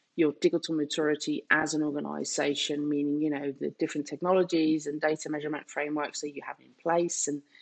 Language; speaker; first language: English; non-native, fluent; Danish